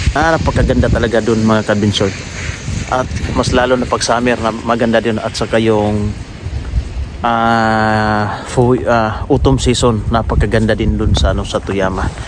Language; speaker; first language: Filipino; non-native, local second language; Cebuano